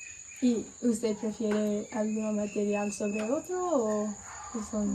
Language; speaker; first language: Spanish; non-native, learner; English